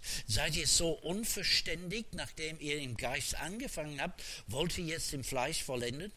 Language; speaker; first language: German; non-native, fluent; English